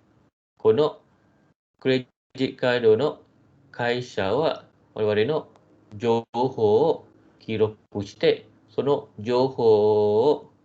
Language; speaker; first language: Japanese; non-native, fluent; Malay